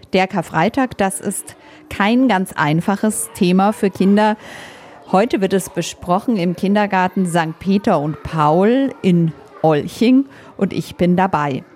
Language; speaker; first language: German; native; German